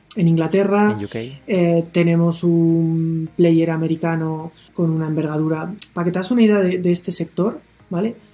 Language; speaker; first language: Spanish; native; Spanish